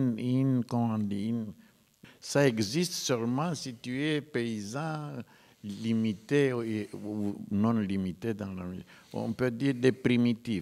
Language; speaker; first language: French; non-native, fluent; Romanian